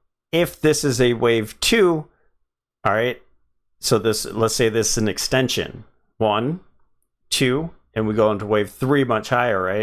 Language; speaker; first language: English; native; English